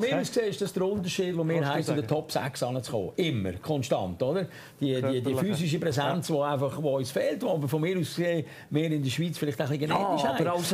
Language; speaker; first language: German; native; German